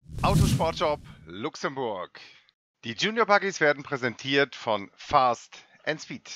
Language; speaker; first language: German; native; German